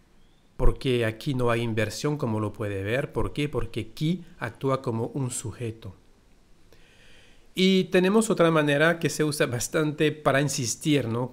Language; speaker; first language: Spanish; non-native, fluent; French